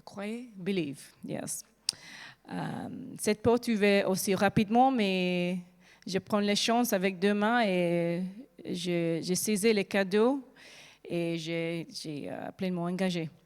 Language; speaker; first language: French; non-native, learner; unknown